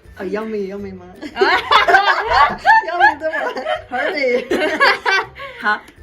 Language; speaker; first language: Chinese; non-native, fluent; Mongolian